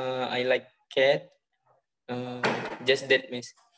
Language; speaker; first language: English; non-native, learner; Indonesian